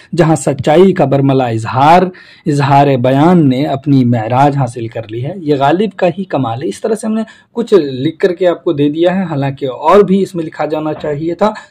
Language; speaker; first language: Urdu; native; Urdu